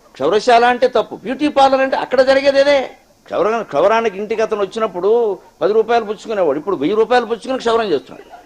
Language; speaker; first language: Telugu; native; Telugu